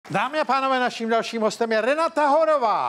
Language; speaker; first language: Czech; native; Czech